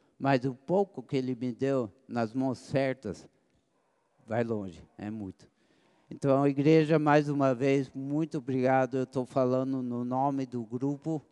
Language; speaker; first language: Portuguese; early bilingual, other home language; English